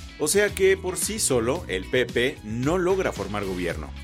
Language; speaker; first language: Spanish; native; Spanish